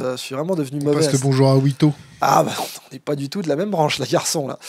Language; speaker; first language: French; native; French